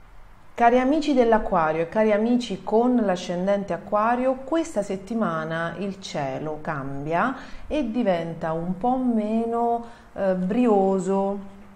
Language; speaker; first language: Italian; native; Italian